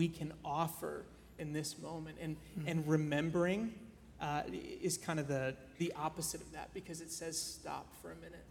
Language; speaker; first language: English; native; English